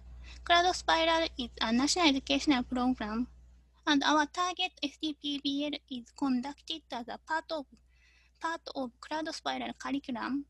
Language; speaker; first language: English; non-native, fluent; Japanese